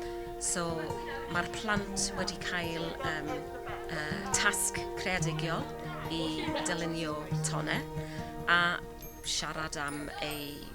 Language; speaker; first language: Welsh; non-native, learner; English